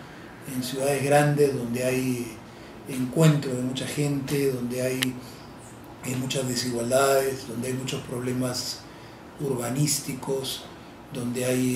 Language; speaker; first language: Spanish; native; Spanish